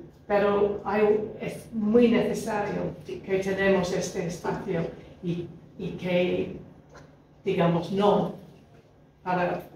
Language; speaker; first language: Spanish; non-native, fluent; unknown